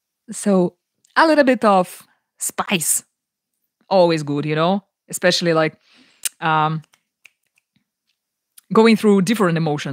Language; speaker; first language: English; non-native, fluent; Ukrainian